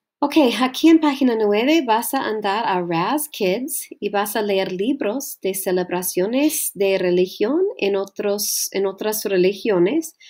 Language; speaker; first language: Spanish; non-native, learner; English